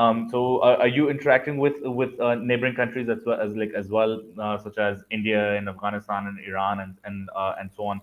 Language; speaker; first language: English; non-native, local second language; Urdu